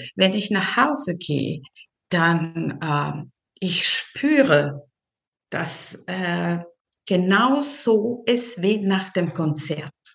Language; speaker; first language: German; non-native, fluent; Serbian